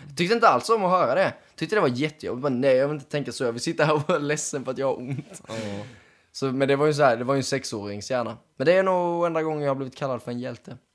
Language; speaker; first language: Swedish; native; Swedish